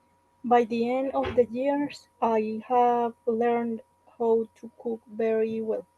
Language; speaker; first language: English; non-native, learner; Spanish